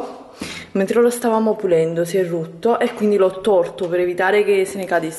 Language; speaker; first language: Italian; native; Italian